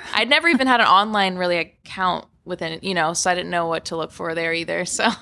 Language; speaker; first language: English; native; English